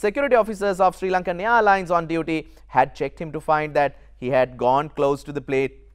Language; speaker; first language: English; non-native, local second language; Sinhala